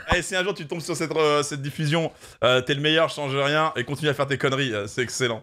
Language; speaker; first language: French; native; French